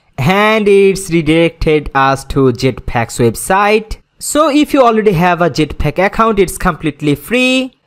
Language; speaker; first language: English; non-native, local second language; Bangla